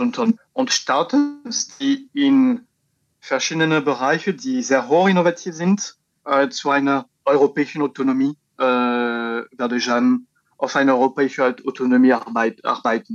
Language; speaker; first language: German; non-native, fluent; French